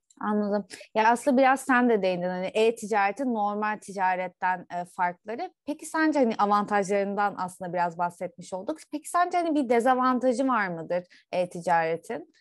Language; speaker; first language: Turkish; native; Turkish